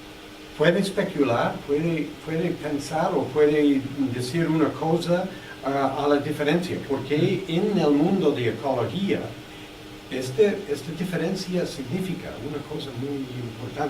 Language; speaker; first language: Spanish; non-native, learner; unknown